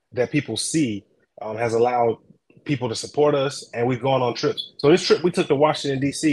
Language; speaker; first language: English; native; English